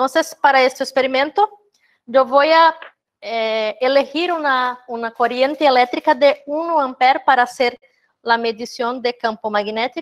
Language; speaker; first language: Spanish; non-native, fluent; Portuguese